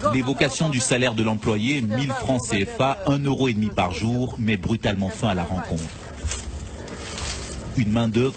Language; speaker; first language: French; native; French